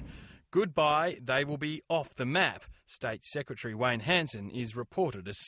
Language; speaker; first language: English; native; English